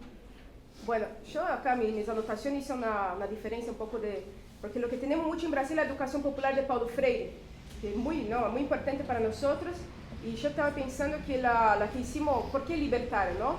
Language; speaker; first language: Spanish; non-native, fluent; Portuguese